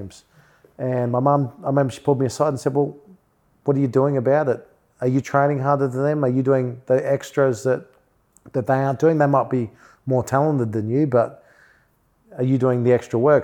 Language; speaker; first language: English; native; English